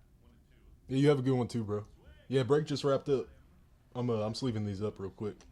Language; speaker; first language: English; native; English